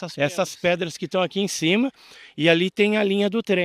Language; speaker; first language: Portuguese; native; Portuguese